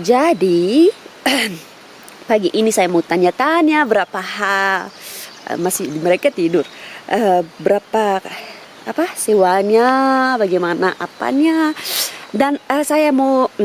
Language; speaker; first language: Indonesian; non-native, learner; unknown